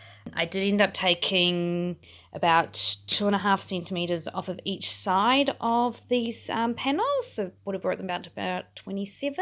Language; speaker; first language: English; native; English